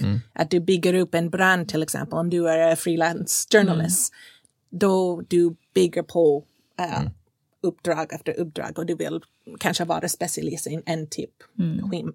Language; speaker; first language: Swedish; non-native, fluent; English